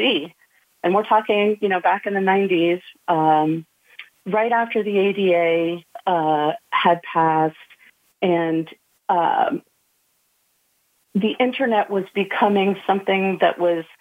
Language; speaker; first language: English; native; English